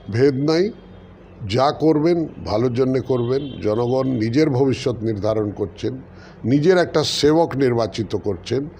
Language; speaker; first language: Bangla; non-native, local second language; Punjabi